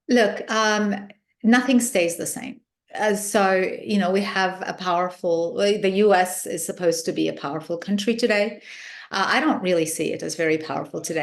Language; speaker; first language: English; non-native, fluent; Arabic